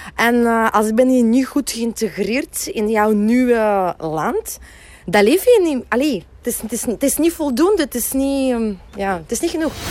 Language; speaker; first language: Dutch; non-native, learner; Russian